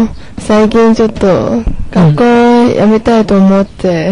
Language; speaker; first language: Japanese; non-native, learner; Chinese